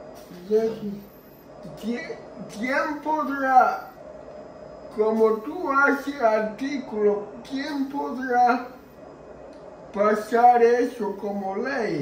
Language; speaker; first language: Spanish; early bilingual, heritage; Spanish